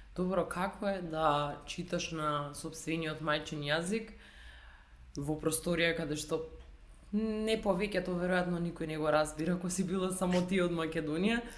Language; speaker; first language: Macedonian; native; Macedonian